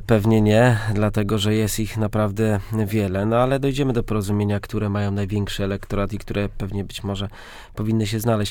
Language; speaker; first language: Polish; native; Polish